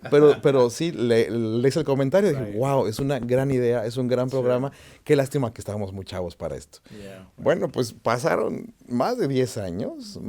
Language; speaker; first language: Spanish; native; Spanish